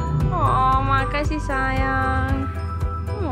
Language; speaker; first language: Indonesian; non-native, learner; English